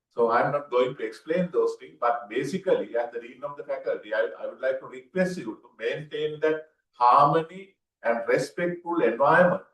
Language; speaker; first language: English; non-native, local second language; Sinhala